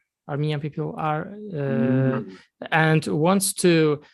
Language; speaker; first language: English; non-native, learner; Azerbaijani